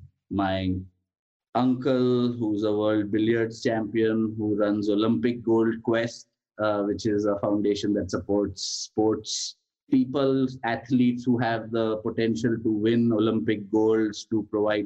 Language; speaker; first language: English; non-native, local second language; Gujarati